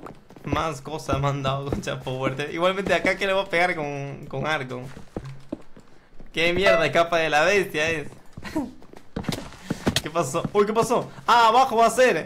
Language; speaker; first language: Spanish; native; Spanish